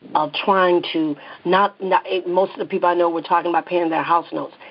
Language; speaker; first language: English; native; English